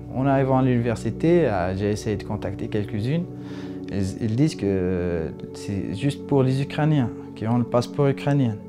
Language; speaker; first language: French; non-native, local second language; Arabic